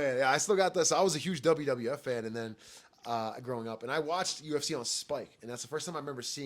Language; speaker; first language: English; native; English